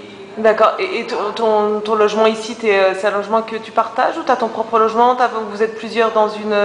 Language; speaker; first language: French; native; French